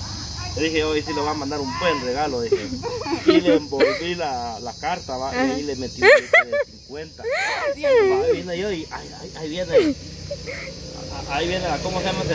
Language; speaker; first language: Spanish; native; Spanish